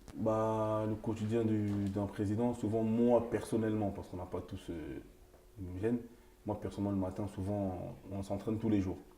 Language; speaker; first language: French; early bilingual, other home language; Lingala